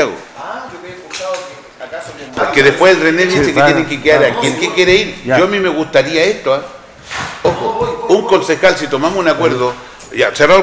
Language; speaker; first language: Spanish; native; Spanish